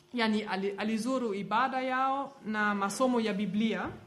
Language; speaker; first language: Swahili; non-native, fluent; German